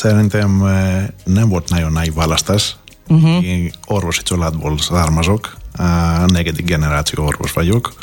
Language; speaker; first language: Hungarian; non-native, learner; Greek